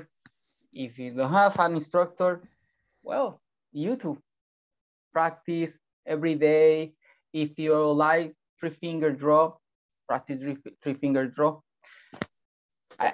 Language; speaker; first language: English; non-native, fluent; Spanish